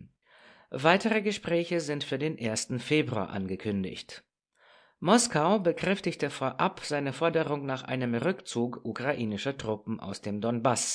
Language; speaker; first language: German; non-native, fluent; Romanian